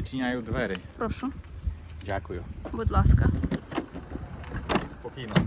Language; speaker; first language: Ukrainian; non-native, learner; Polish